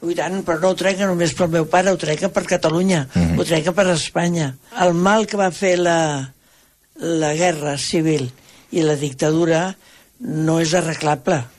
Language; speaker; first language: Catalan; native; Catalan